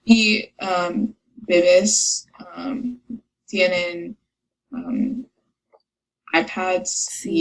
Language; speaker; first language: Spanish; non-native, learner; English